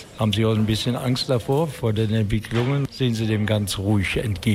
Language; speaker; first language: German; native; German